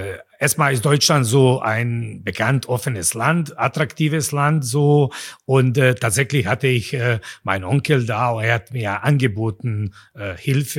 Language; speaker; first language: German; non-native, fluent; Bosnian